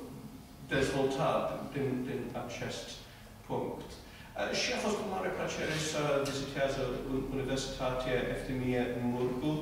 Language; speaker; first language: Romanian; non-native, fluent; English